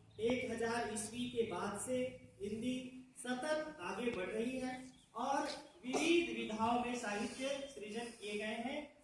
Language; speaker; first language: Hindi; native; Hindi